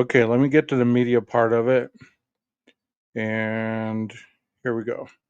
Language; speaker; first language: English; native; English